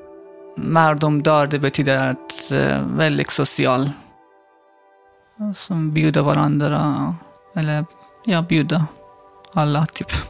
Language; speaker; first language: Swedish; non-native, learner; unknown